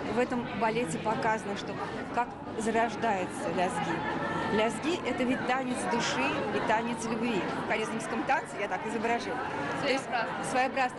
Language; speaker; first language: Russian; non-native, local second language; Uzbek